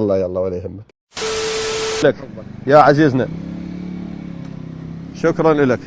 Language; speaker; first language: Arabic; native; Arabic